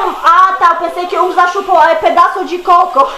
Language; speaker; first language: Portuguese; non-native, learner; Polish